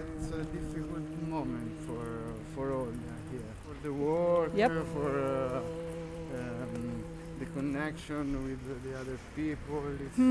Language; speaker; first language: English; non-native, learner; Italian